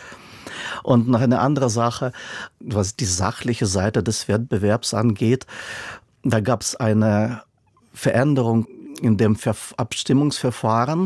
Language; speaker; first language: German; non-native, fluent; Russian